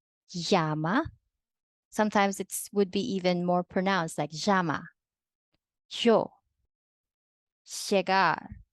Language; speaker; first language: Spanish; non-native, fluent; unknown